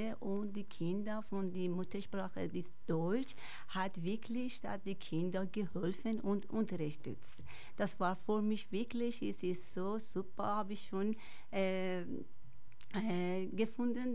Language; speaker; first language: German; non-native, learner; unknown